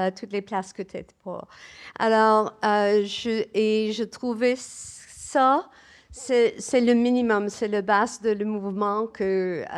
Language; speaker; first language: French; non-native, learner; English